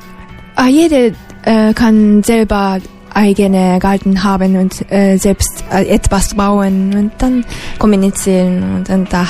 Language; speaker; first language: German; non-native, learner; Japanese